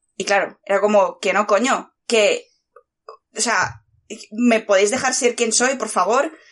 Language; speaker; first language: Spanish; early bilingual, other home language; Bulgarian